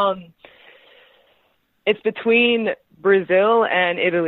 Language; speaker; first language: English; native; English